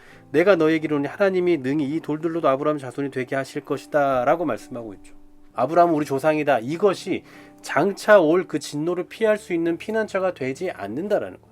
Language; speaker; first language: Korean; native; Korean